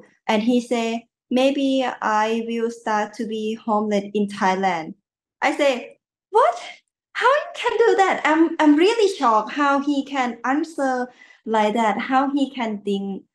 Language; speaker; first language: English; non-native, learner; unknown